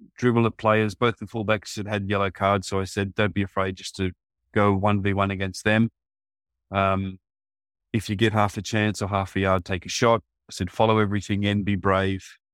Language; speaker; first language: English; native; English